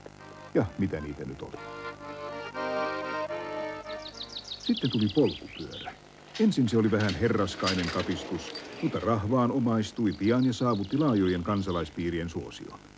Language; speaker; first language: Finnish; native; Finnish